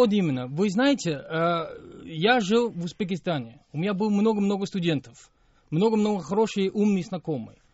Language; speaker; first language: Russian; non-native, fluent; English